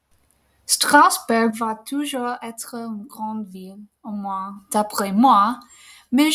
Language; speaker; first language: French; non-native, fluent; English